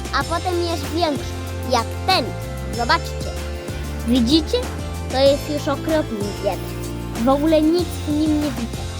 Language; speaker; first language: Polish; early bilingual, heritage; Polish